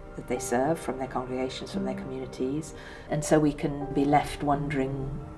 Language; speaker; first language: English; early bilingual, other home language; Persian